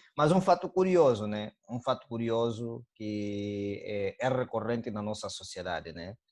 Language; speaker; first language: Portuguese; native; Portuguese